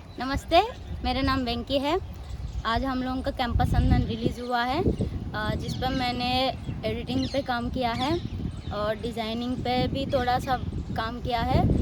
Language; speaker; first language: Hindi; non-native, local second language; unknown